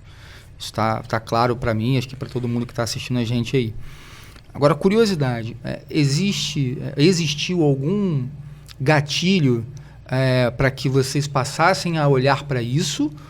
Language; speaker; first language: Portuguese; native; Portuguese